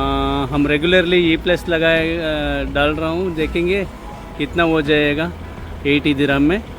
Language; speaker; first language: Hindi; non-native, local second language; Kannada